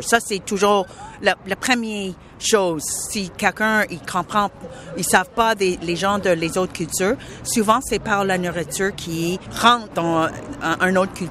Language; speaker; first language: French; non-native, local second language; English